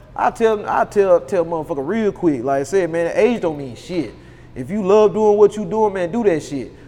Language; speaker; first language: English; native; English